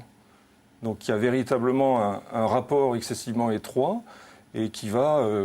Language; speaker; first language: French; native; French